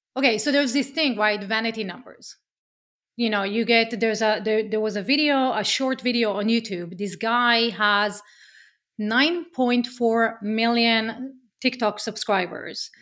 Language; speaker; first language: English; non-native, fluent; Hebrew